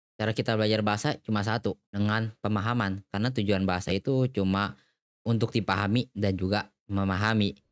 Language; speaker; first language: Indonesian; native; Indonesian